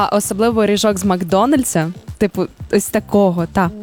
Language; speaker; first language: Ukrainian; native; Ukrainian